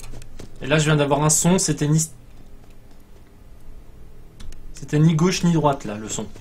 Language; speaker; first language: French; native; French